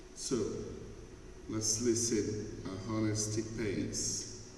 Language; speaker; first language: English; non-native, fluent; Portuguese